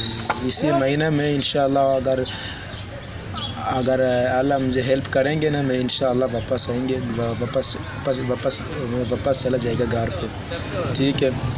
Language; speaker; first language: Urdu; non-native, learner; Swahili